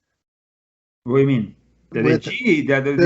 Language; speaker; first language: English; non-native, fluent; Italian